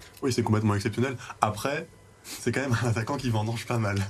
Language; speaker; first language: French; native; French